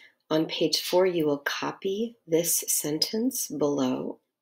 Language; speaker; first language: English; native; English